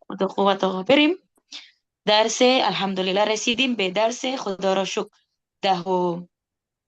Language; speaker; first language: Persian; non-native, fluent; Indonesian